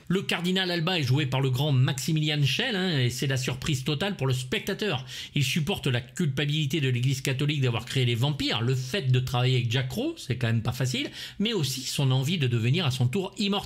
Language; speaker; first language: French; native; French